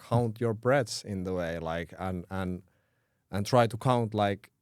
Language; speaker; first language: English; non-native, fluent; Finnish